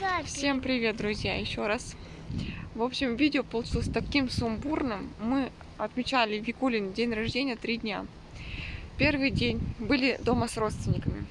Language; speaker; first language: Russian; native; Russian